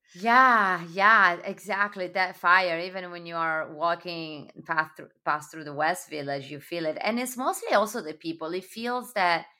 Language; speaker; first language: English; non-native, fluent; Italian